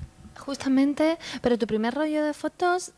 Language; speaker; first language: Spanish; native; Spanish